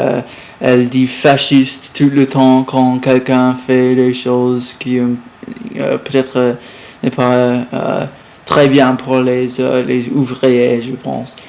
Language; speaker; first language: French; non-native, learner; English